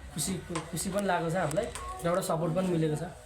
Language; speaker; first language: Nepali; native; Nepali